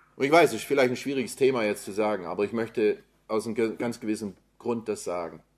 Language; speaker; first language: German; native; German